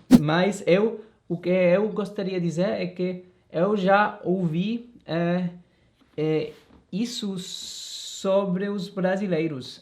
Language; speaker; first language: Portuguese; non-native, learner; Spanish